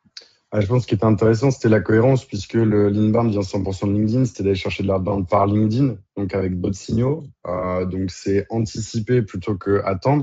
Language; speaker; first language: French; native; French